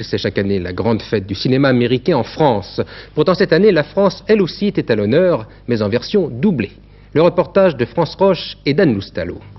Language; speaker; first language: French; native; French